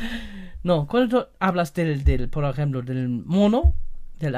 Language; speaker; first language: Spanish; non-native, fluent; German